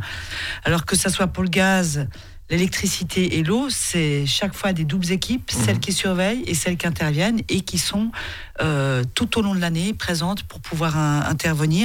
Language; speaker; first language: French; native; French